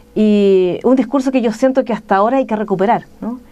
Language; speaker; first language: Spanish; native; Spanish